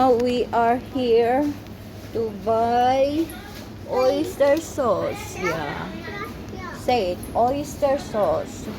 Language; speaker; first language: English; non-native, local second language; Filipino